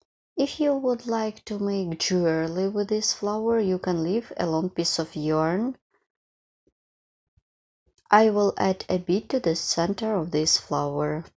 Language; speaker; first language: English; non-native, fluent; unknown